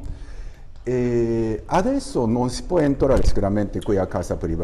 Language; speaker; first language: Italian; non-native, learner; Japanese